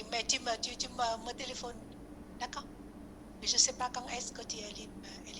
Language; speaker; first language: French; non-native, learner; Vietnamese